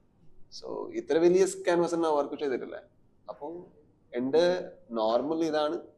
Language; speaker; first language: Malayalam; non-native, learner; Kannada